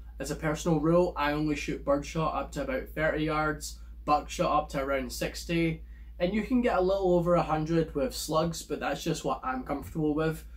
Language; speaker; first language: English; native; English